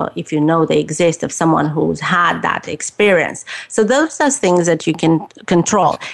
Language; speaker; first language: English; non-native, fluent; Romanian